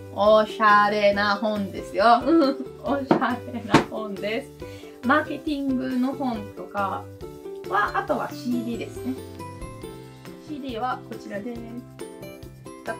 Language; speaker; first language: Japanese; non-native, fluent; Italian